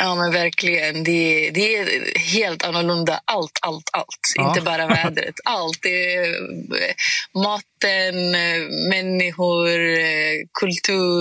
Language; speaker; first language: Swedish; non-native, fluent; Greek